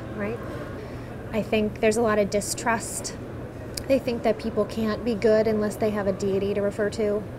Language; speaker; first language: English; native; English